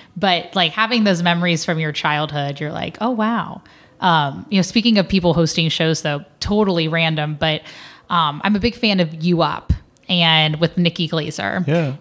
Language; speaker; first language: English; native; English